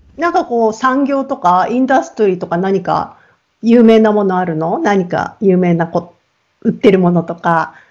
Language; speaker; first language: Japanese; native; Japanese